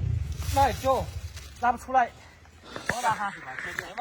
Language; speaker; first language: Chinese; native; Chinese